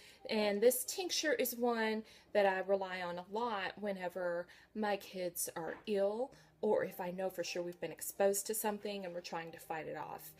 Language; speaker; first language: English; native; English